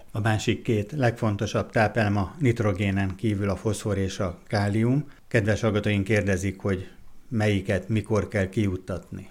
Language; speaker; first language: Hungarian; native; Hungarian